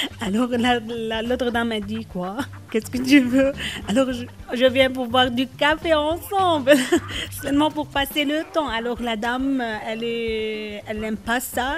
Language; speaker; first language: French; non-native, local second language; Arabic